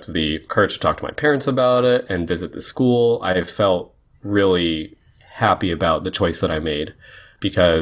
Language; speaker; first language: English; native; English